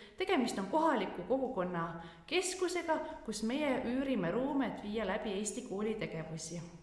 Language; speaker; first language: Estonian; native; Estonian